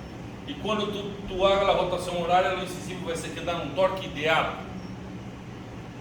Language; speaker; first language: Spanish; non-native, learner; Portuguese